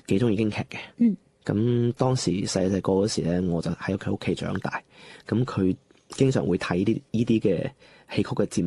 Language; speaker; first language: Cantonese; non-native, local second language; Chinese